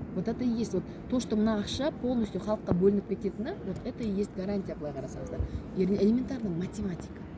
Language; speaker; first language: Russian; non-native, local second language; Kazakh